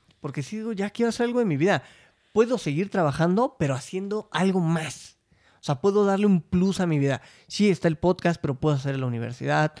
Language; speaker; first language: Spanish; native; Spanish